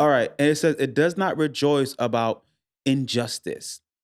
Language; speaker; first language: English; native; English